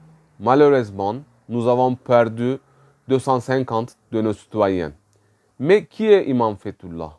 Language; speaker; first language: French; non-native, fluent; Turkish